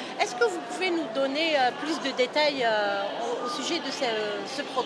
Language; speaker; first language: French; non-native, local second language; Arabic